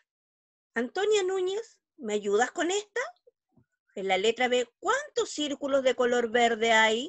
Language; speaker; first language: Spanish; native; Spanish